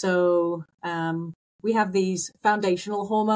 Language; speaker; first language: English; native; English